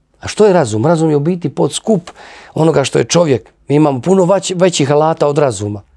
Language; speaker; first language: Croatian; native; Croatian